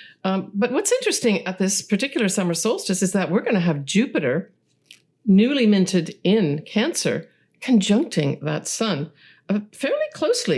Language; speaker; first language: English; native; English